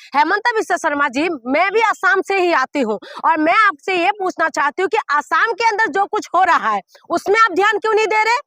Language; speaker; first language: Hindi; non-native, local second language; Assamese